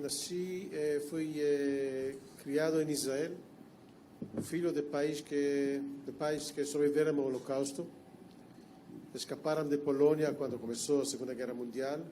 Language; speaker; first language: Portuguese; non-native, fluent; Hebrew